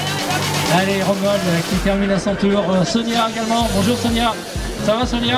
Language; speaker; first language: French; native; French